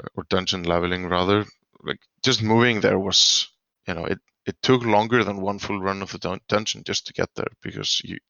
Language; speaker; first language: English; non-native, fluent; Swedish